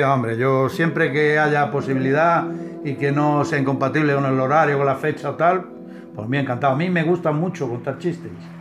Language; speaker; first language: Spanish; native; Spanish